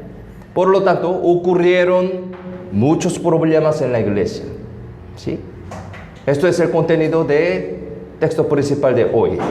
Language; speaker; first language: Spanish; non-native, fluent; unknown